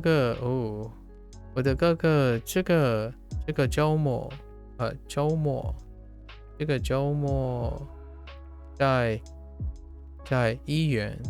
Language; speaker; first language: Chinese; non-native, learner; English